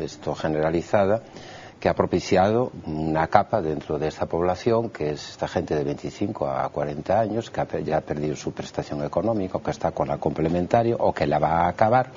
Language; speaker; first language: Spanish; native; Spanish